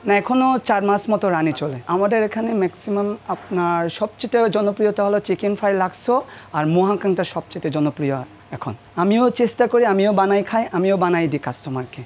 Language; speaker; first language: Bangla; non-native, local second language; Marma